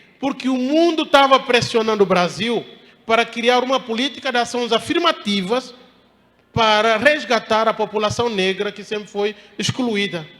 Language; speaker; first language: Portuguese; non-native, local second language; Upper Guinea Crioulo